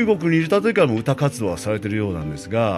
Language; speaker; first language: Japanese; native; Japanese